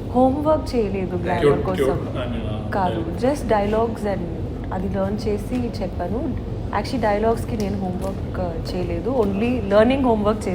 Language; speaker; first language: Telugu; non-native, learner; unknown